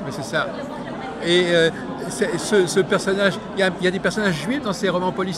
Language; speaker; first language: French; native; French